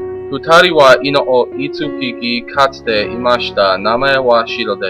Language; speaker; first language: Japanese; non-native, learner; English